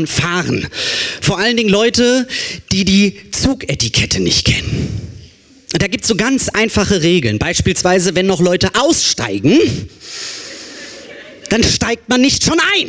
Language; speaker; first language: German; native; German